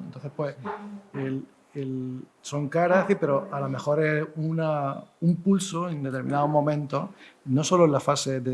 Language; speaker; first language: Spanish; native; Spanish